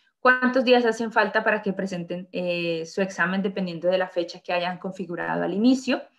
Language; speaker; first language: Spanish; native; Spanish